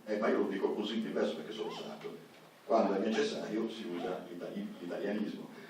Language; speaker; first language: Italian; non-native, local second language; Sardinian